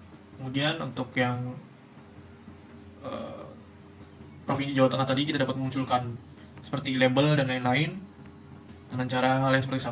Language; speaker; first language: Indonesian; native; Indonesian